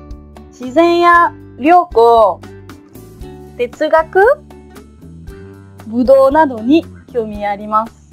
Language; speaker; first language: Japanese; non-native, learner; French